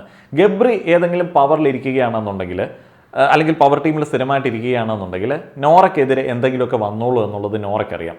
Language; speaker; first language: Malayalam; native; Malayalam